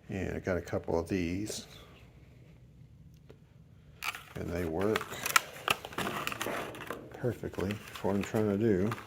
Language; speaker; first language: English; native; English